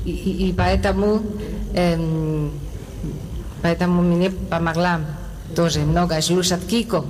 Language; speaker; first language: Russian; non-native, learner; Spanish